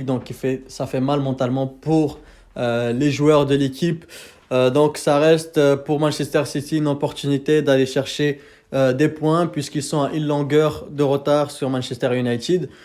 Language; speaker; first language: French; native; French